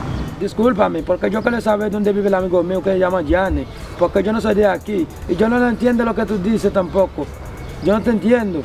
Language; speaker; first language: Spanish; non-native, learner; Haitian Creole